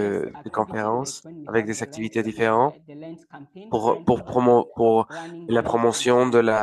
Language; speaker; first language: French; non-native, learner; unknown